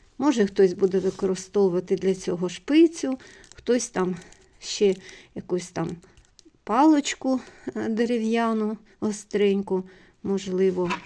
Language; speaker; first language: Ukrainian; non-native, local second language; Russian